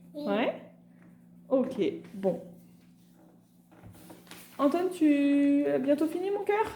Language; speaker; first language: French; native; French